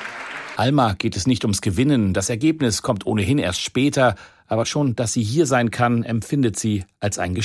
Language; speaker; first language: German; native; German